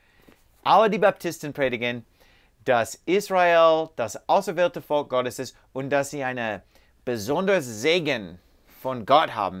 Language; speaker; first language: German; non-native, fluent; English